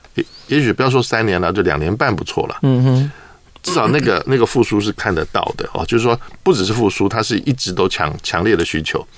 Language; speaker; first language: Chinese; native; Chinese